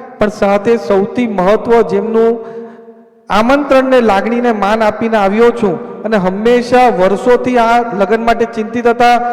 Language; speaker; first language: Gujarati; native; Gujarati